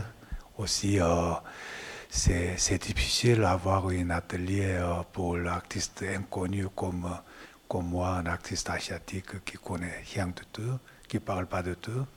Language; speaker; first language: French; non-native, learner; Korean